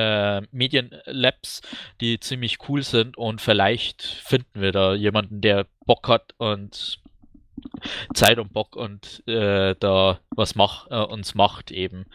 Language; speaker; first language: German; native; German